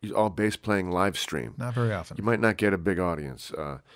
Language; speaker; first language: English; native; English